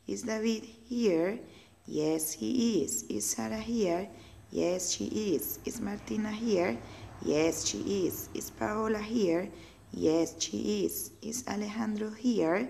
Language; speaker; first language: English; non-native, learner; Spanish